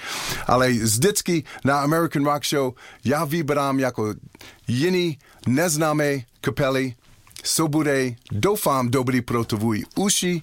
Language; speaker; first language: Czech; non-native, learner; English